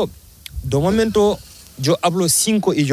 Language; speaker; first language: Spanish; non-native, learner; Fula